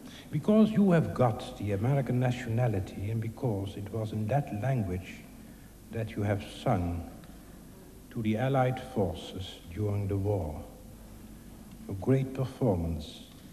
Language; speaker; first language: English; non-native, fluent; Dutch